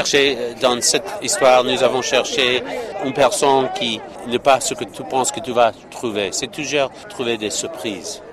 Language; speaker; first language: French; non-native, learner; English